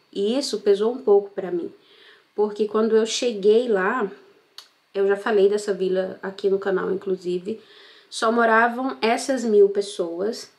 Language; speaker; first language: Portuguese; native; Portuguese